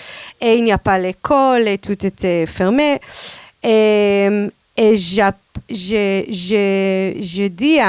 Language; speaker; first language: French; non-native, fluent; Hebrew